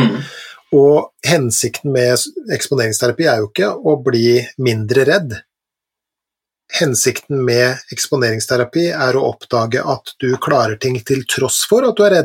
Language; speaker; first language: Norwegian; native; Norwegian